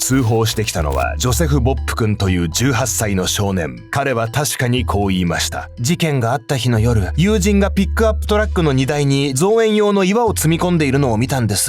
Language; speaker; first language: Japanese; native; Japanese